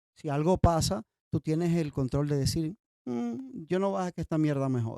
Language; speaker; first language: Spanish; early bilingual, other home language; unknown